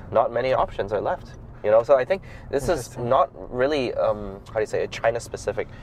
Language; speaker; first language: English; non-native, local second language; Cantonese